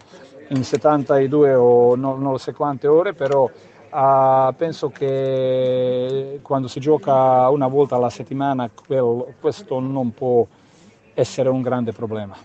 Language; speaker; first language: Italian; non-native, fluent; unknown